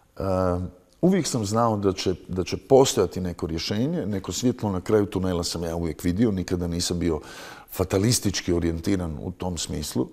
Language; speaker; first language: Croatian; native; Croatian